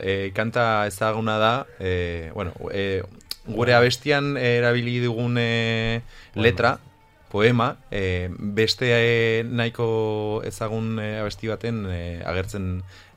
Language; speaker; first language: Basque; early bilingual, other home language; Polish